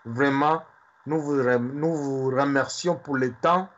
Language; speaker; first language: French; non-native, local second language; Swahili